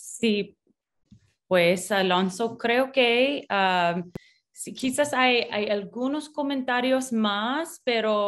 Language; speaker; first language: Spanish; non-native, fluent; English